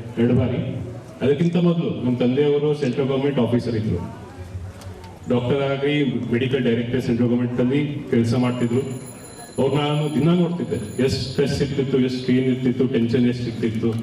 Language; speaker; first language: Kannada; non-native, local second language; Lambadi